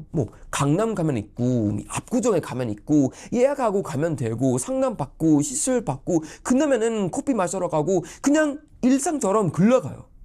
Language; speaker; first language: Korean; non-native, fluent; Swedish